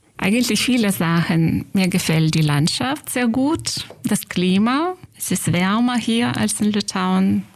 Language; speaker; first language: German; non-native, fluent; Lithuanian